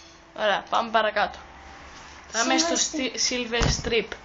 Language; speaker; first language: Greek; native; Greek